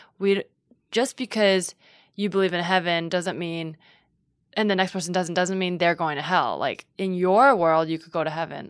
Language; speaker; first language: English; native; English